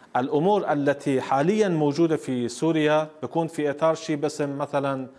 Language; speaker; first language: Arabic; non-native, fluent; Persian